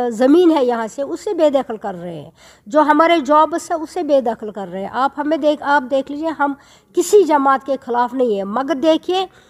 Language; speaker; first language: Urdu; non-native, local second language; Kashmiri